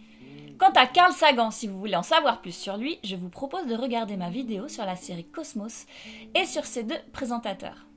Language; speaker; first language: French; native; French